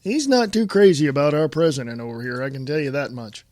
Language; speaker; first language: English; native; English